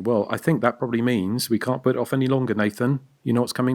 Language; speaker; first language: English; native; English